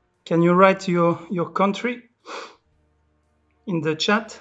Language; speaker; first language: English; non-native, learner; French